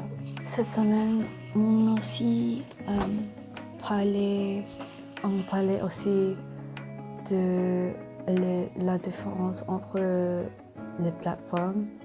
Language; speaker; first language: French; non-native, learner; English